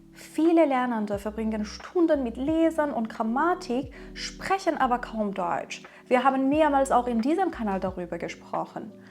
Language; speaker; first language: German; non-native, fluent; Persian